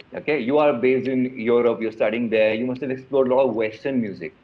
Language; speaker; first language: English; non-native, local second language; Hindi